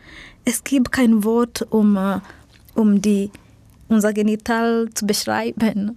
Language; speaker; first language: German; non-native, learner; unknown